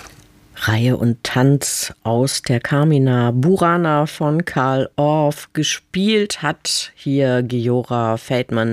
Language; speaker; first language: German; native; German